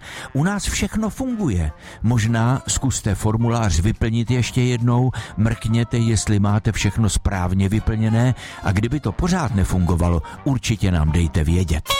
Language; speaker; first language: Czech; native; Czech